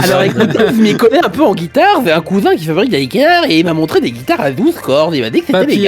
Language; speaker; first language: French; native; French